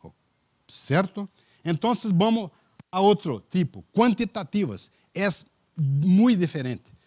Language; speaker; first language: Spanish; non-native, learner; Portuguese